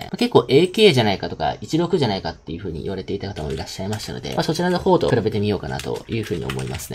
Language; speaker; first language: Japanese; native; Japanese